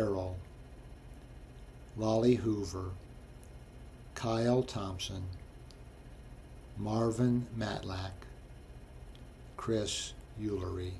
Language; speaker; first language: English; native; English